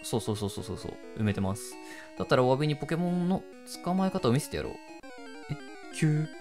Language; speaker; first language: Japanese; native; Japanese